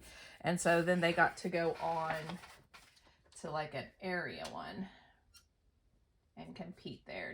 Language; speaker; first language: English; native; English